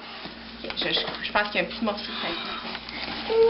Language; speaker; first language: French; native; French